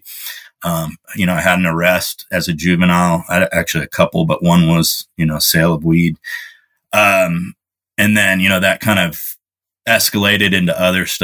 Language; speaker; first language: English; native; English